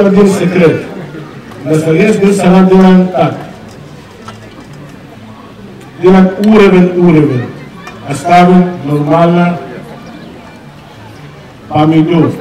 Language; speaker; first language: Russian; non-native, learner; Greek